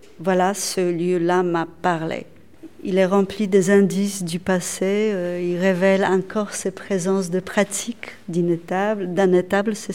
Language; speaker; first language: French; non-native, fluent; Polish